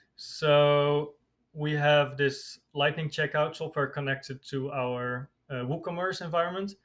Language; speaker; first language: English; non-native, fluent; Dutch